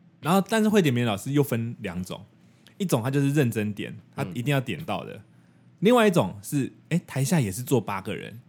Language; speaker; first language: Chinese; native; Chinese